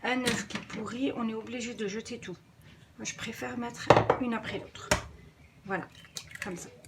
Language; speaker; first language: French; non-native, local second language; Arabic